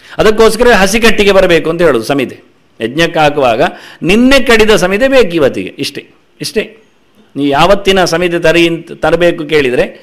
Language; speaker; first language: Kannada; non-native, local second language; Tulu